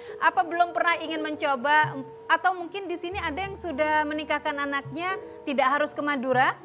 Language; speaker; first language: Indonesian; native; Indonesian